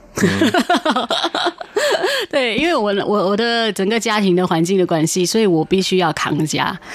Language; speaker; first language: Chinese; native; Chinese